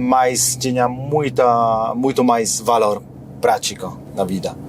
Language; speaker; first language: Portuguese; non-native, fluent; Polish